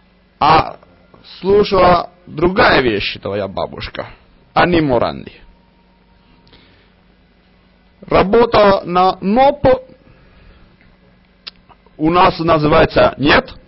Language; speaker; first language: Russian; non-native, learner; Italian